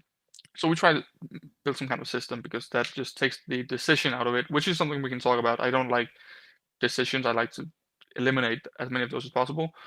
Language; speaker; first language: English; non-native, fluent; Danish